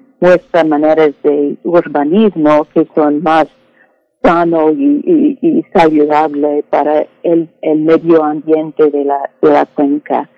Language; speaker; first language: Spanish; non-native, fluent; English